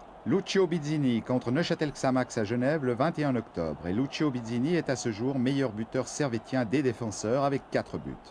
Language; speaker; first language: French; native; French